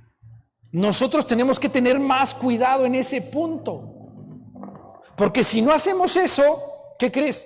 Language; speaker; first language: Spanish; native; Spanish